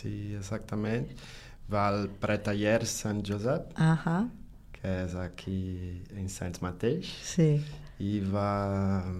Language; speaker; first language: Catalan; non-native, learner; Portuguese